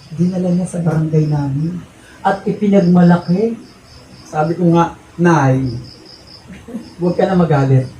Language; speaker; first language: Filipino; native; Filipino